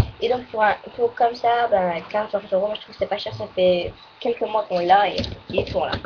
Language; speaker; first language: French; native; French